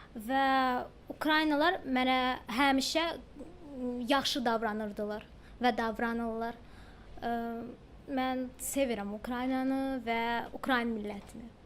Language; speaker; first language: Azerbaijani; early bilingual, heritage; Azerbaijani